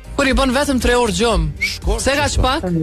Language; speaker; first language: Albanian; native; Albanian